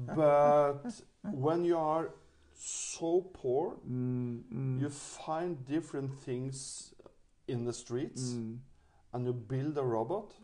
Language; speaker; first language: English; non-native, fluent; Norwegian